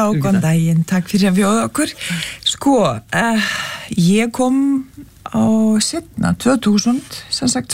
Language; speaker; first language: Icelandic; non-native, fluent; Lithuanian